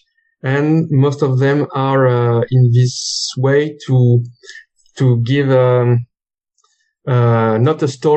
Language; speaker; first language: English; non-native, learner; French